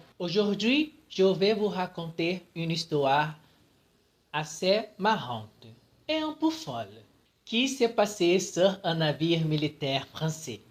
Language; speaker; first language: French; non-native, fluent; Portuguese